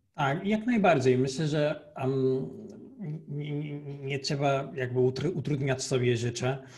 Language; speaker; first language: Polish; non-native, fluent; Portuguese